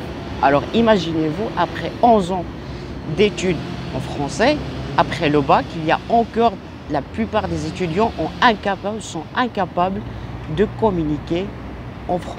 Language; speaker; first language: French; non-native, local second language; Arabic